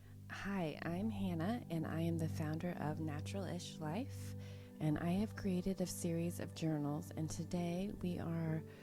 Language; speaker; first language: English; native; English